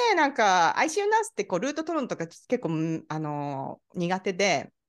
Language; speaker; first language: Japanese; native; Japanese